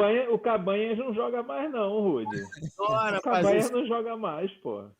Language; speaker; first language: Portuguese; native; Portuguese